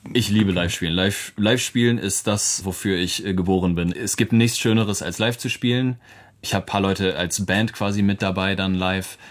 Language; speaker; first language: German; native; German